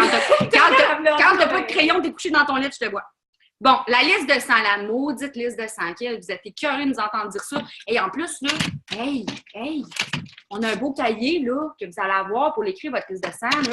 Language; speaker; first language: French; native; French